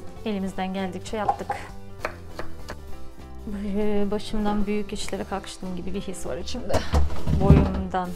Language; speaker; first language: Turkish; native; Turkish